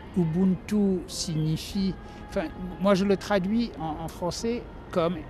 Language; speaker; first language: French; non-native, local second language; Wolof